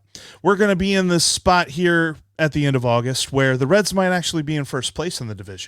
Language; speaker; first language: English; native; English